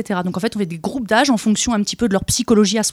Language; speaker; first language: French; native; French